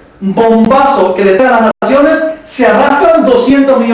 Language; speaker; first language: Spanish; native; Spanish